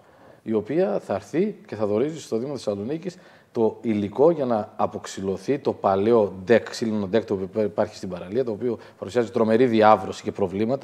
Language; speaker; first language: Greek; native; Greek